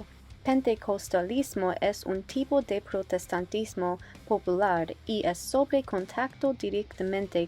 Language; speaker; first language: Spanish; non-native, learner; English